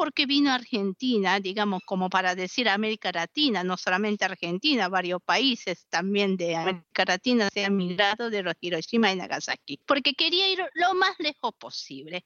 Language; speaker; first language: Spanish; non-native, fluent; Japanese